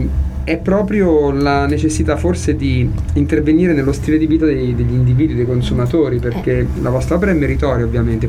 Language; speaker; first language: Italian; native; Italian